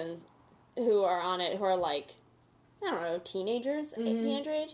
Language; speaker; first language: English; native; English